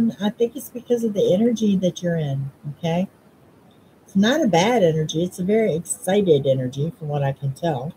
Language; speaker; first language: English; native; English